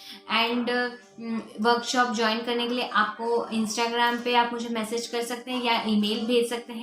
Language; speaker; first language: Hindi; native; Hindi